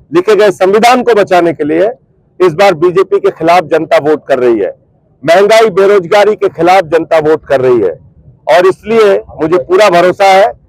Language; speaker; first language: Hindi; native; Hindi